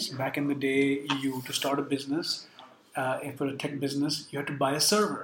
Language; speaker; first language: English; non-native, local second language; Urdu